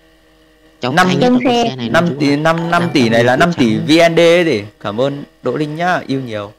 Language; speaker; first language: Vietnamese; native; Vietnamese